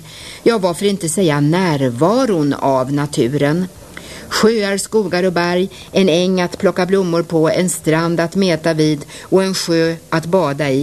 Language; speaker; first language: Swedish; native; Swedish